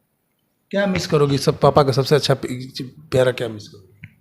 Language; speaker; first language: Hindi; native; Hindi